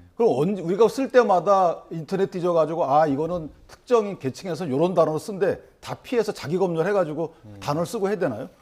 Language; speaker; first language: Korean; native; Korean